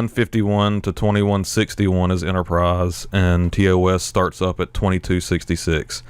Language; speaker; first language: English; native; English